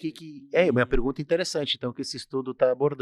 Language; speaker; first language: Portuguese; native; Portuguese